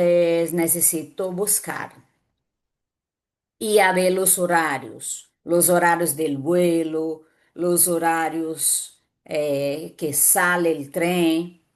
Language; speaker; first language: Spanish; non-native, fluent; Portuguese